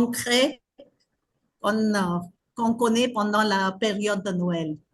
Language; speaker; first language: French; non-native, fluent; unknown